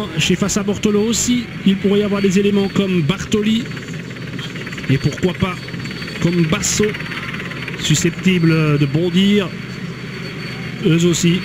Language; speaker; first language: French; native; French